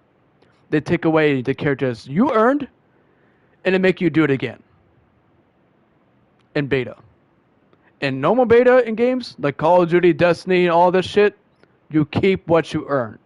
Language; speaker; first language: English; native; English